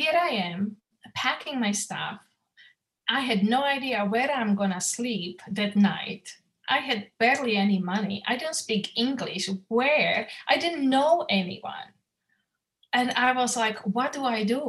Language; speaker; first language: English; non-native, fluent; Slovak